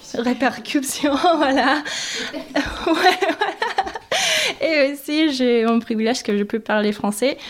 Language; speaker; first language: French; non-native, fluent; English